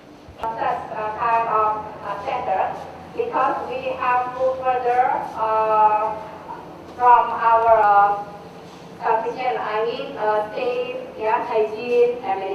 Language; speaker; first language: English; non-native, local second language; Indonesian